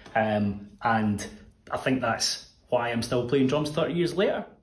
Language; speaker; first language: English; native; English